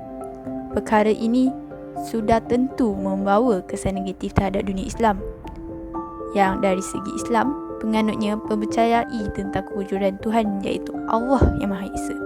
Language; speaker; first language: Malay; native; Malay